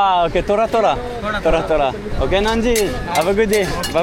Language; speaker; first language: English; non-native, learner; French